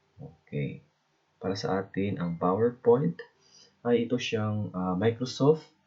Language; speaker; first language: Filipino; non-native, local second language; Cebuano